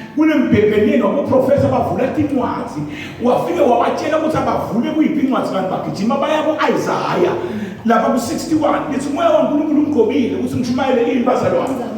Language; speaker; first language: Zulu; non-native, local second language; Swati